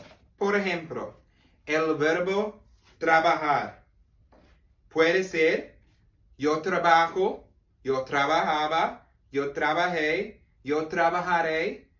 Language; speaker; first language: Spanish; non-native, learner; English